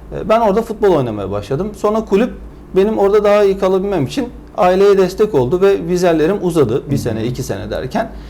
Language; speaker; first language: Turkish; native; Turkish